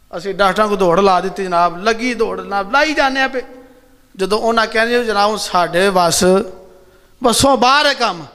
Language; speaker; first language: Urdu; non-native, local second language; Punjabi